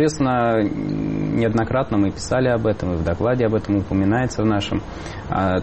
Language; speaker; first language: Russian; native; Russian